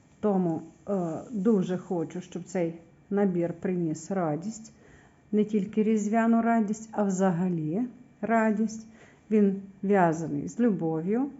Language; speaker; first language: Ukrainian; native; Ukrainian